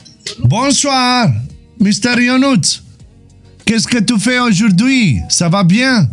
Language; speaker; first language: French; non-native, learner; Romanian